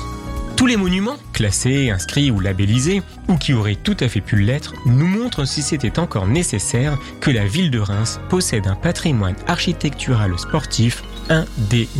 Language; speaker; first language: French; native; French